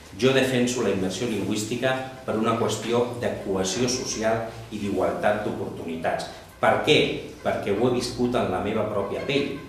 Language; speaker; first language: Catalan; non-native, local second language; Spanish